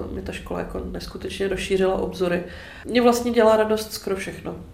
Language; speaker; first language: Czech; native; Czech